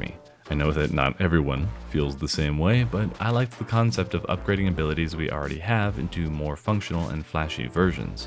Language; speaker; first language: English; native; English